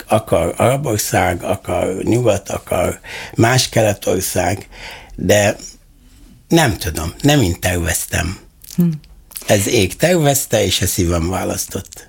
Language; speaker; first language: Hungarian; non-native, fluent; Arabic